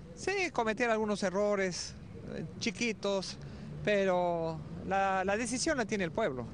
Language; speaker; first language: Spanish; native; Spanish